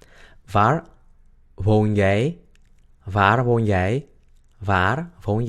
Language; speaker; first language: Dutch; non-native, fluent; Spanish